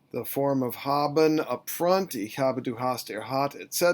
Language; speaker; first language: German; non-native, fluent; English